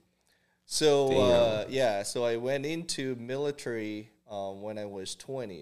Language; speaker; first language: English; non-native, fluent; Korean